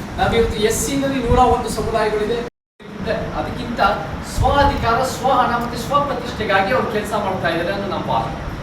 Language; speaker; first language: Kannada; early bilingual, heritage; Kannada